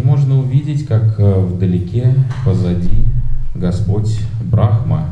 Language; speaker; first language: Russian; native; Russian